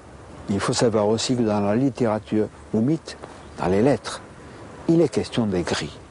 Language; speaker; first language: French; native; French